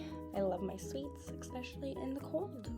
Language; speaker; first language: English; native; English